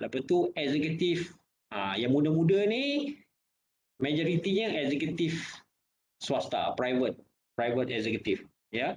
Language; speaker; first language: Malay; native; Malay